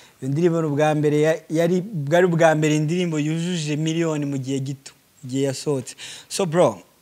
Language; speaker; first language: Kinyarwanda; early bilingual, heritage; Kinyarwanda